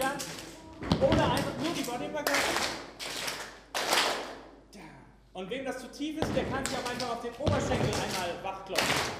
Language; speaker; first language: German; native; German